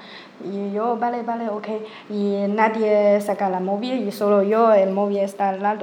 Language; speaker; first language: Spanish; non-native, learner; Chinese